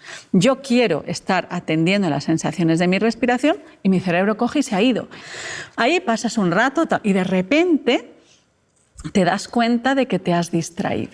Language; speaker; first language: Spanish; native; Spanish